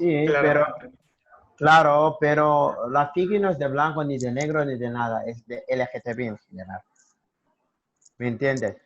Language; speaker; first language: Spanish; non-native, learner; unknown